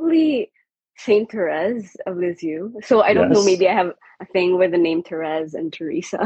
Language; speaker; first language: English; non-native, local second language; Filipino